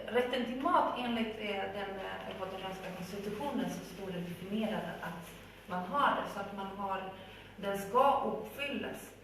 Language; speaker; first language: Swedish; non-native, fluent; Spanish